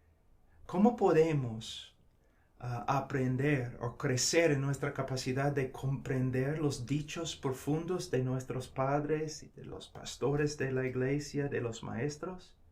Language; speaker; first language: Spanish; non-native, fluent; English